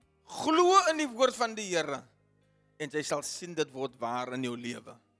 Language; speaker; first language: Afrikaans; early bilingual, heritage; Afrikaans